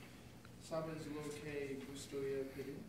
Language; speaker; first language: Spanish; non-native, learner; English